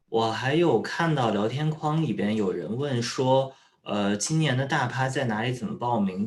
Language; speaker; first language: Chinese; native; Chinese